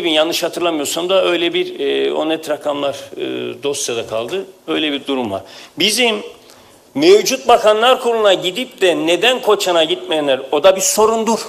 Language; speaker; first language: Turkish; native; Turkish